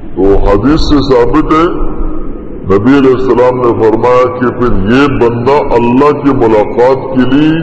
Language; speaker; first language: Urdu; non-native, local second language; Pashto